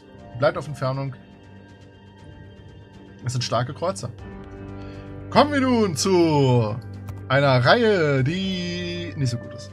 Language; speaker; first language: German; native; German